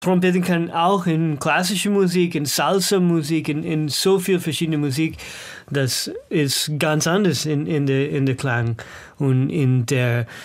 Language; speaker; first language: German; non-native, learner; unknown